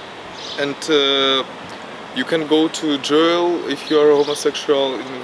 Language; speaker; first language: English; non-native, learner; German